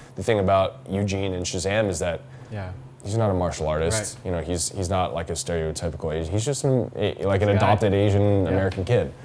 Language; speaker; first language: English; native; English